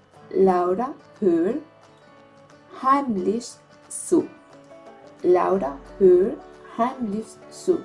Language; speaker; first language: German; non-native, fluent; Spanish